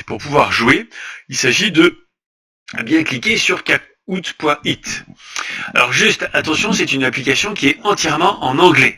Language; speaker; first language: French; native; French